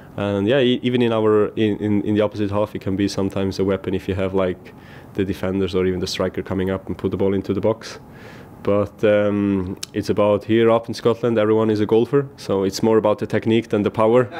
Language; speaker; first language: English; non-native, fluent; German